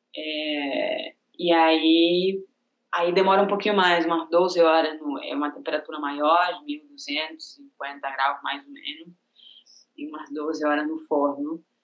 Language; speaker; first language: Portuguese; non-native, fluent; Spanish